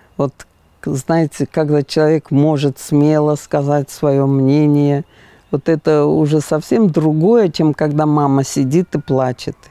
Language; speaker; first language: Russian; native; Russian